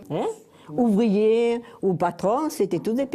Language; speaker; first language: French; native; French